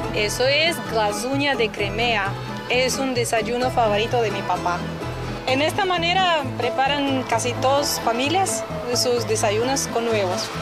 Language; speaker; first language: Spanish; non-native, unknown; Russian